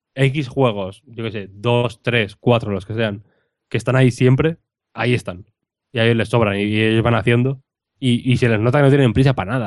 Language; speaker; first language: Spanish; native; Spanish